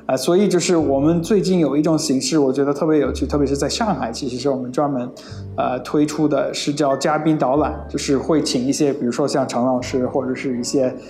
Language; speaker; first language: Chinese; non-native, fluent; English